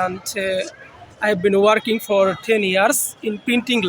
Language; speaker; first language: English; non-native, learner; Bangla